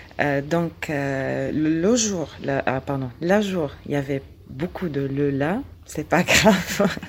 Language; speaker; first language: French; non-native, learner; Arabic